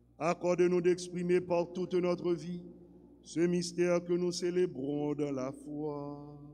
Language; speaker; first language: French; non-native, local second language; Haitian Creole